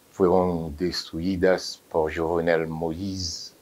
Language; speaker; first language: Spanish; non-native, fluent; Haitian Creole